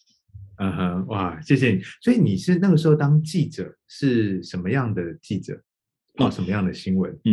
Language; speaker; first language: Chinese; native; Chinese